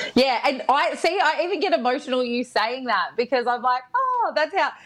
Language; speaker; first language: English; native; English